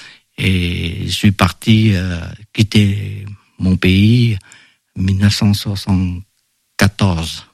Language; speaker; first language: French; non-native, fluent; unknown